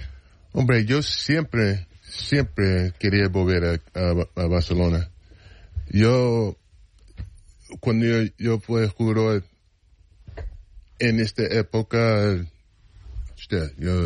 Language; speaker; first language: Spanish; non-native, fluent; English